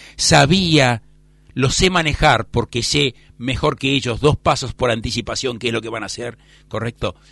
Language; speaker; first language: Spanish; native; Spanish